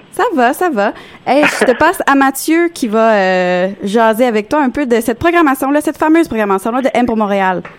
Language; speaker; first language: French; native; French